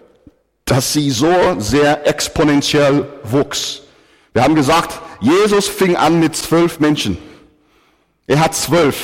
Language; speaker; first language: German; non-native, fluent; English